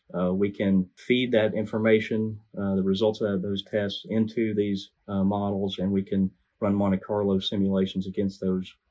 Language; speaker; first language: English; native; English